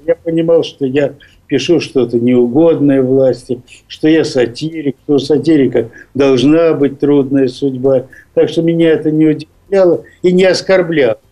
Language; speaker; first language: Russian; native; Russian